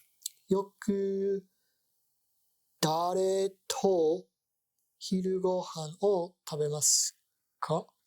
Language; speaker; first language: Japanese; non-native, learner; English